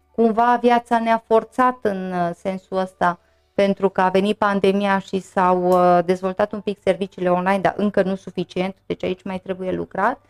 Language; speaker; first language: Romanian; native; Romanian